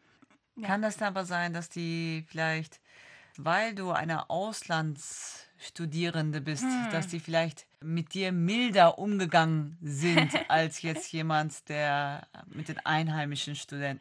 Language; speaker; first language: German; native; German